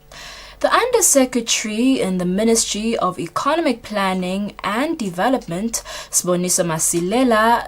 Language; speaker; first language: English; non-native, local second language; Swati